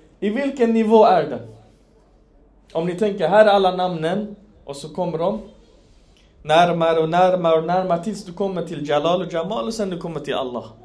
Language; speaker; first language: Swedish; non-native, fluent; Persian